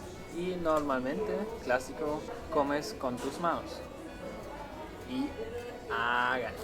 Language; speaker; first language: Spanish; non-native, learner; German